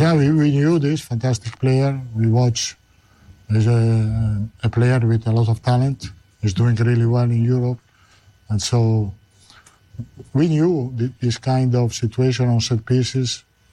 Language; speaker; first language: English; non-native, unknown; Italian